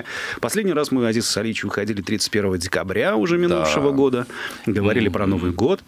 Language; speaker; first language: Russian; native; Russian